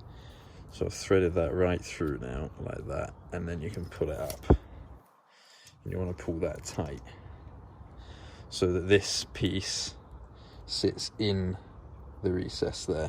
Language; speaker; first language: English; native; English